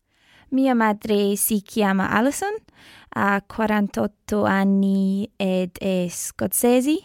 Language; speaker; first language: Italian; non-native, learner; English